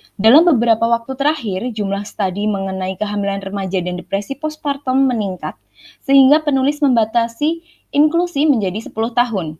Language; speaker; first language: Indonesian; native; Indonesian